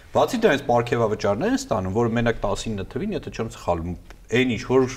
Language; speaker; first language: Armenian; native; Armenian